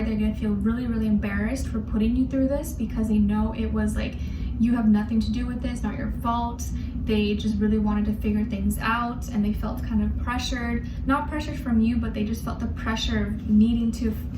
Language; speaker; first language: English; native; English